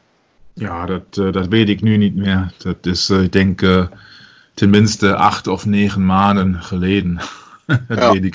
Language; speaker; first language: Dutch; non-native, learner; German